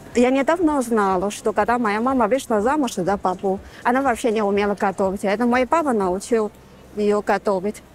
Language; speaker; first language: Russian; non-native, fluent; Chinese